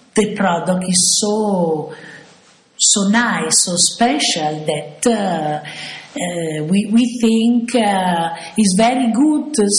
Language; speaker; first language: English; non-native, fluent; Italian